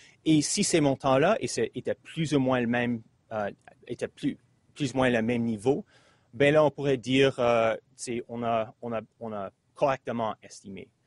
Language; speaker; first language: French; non-native, fluent; English